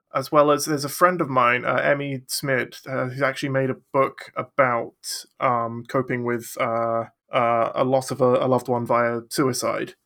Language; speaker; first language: English; native; English